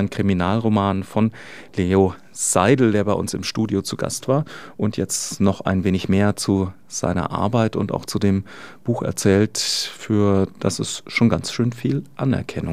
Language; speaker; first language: German; native; German